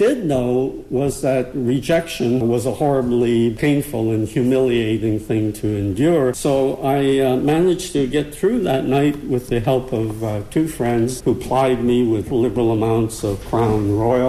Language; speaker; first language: English; native; English